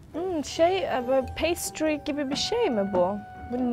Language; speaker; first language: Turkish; early bilingual, heritage; Turkish